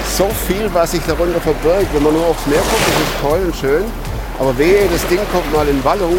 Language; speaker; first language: German; native; German